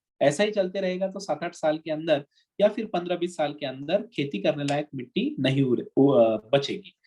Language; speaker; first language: Hindi; non-native, local second language; Marathi